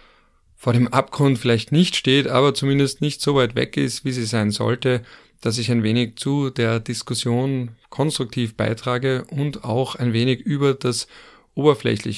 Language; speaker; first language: German; native; German